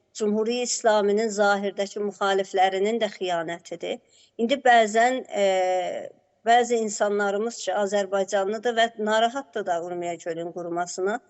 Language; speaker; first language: Azerbaijani; native; Azerbaijani